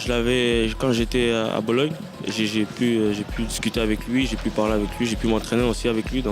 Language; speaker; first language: French; native; French